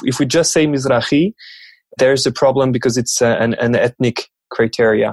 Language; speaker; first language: English; non-native, fluent; French